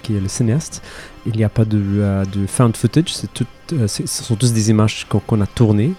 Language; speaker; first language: French; non-native, local second language; Arabic